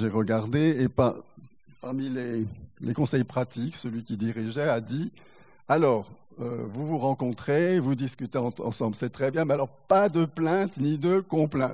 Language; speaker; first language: French; native; French